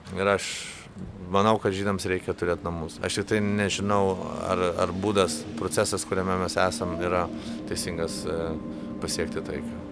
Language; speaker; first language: Lithuanian; native; Lithuanian